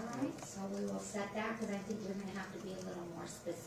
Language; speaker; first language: English; native; English